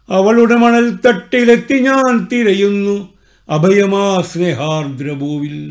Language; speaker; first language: Malayalam; native; Malayalam